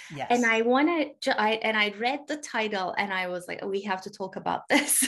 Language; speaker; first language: English; non-native, fluent; Turkish